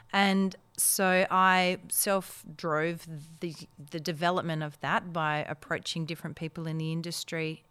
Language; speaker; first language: English; early bilingual, other home language; Dutch